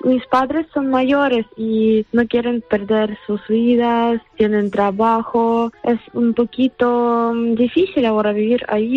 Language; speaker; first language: Spanish; non-native, learner; Ukrainian